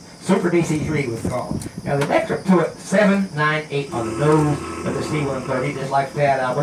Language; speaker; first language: English; native; English